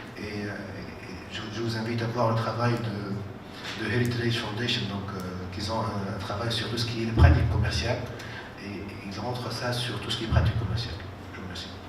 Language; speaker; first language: French; non-native, local second language; Arabic